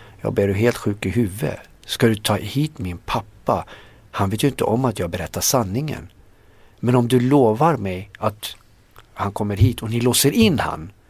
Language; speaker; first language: Swedish; early bilingual, other home language; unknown